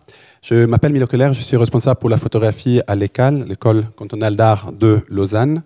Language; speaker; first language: French; native; French